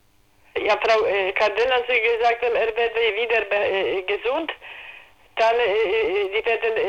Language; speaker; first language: German; non-native, learner; Polish